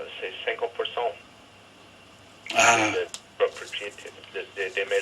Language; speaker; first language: French; non-native, learner; English